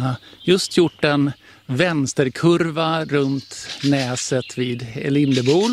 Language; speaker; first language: Swedish; native; Swedish